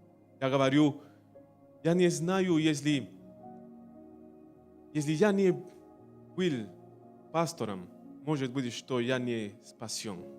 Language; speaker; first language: Russian; non-native, learner; Spanish